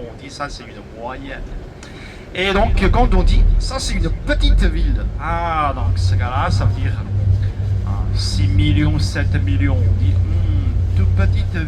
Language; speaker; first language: French; non-native, fluent; Chinese